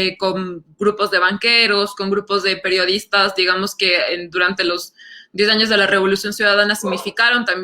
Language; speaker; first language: Spanish; native; Spanish